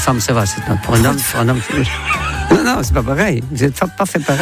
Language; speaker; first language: French; non-native, fluent; Dutch